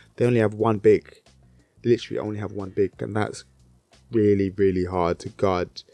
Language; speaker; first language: English; native; English